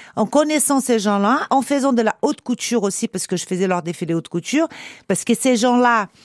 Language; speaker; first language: French; non-native, fluent; Portuguese